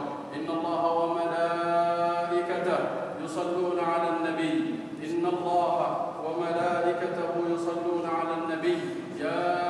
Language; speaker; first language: Arabic; non-native, local second language; Somali